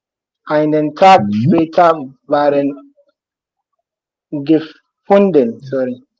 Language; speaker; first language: German; non-native, learner; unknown